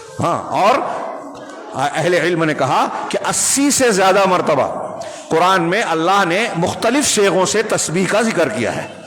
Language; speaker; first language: Urdu; native; Urdu